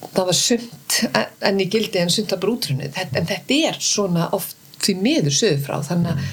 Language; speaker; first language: Icelandic; early bilingual, heritage; Icelandic